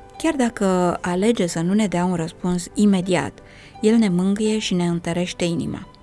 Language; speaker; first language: Romanian; native; Romanian